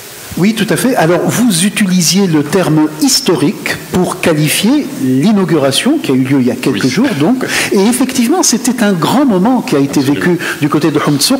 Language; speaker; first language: French; non-native, local second language; Arabic